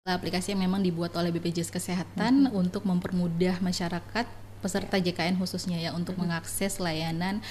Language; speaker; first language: Indonesian; native; Indonesian